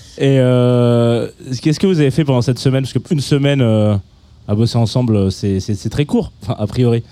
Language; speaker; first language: French; native; French